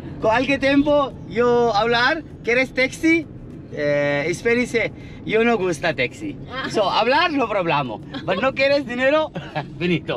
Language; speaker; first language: Spanish; non-native, learner; Hindi